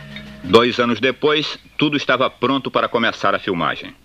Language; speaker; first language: Portuguese; native; Portuguese